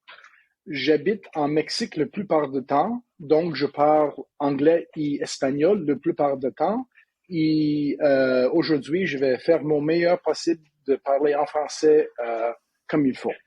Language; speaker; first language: French; non-native, learner; English